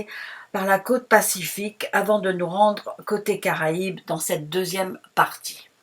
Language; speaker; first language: French; native; French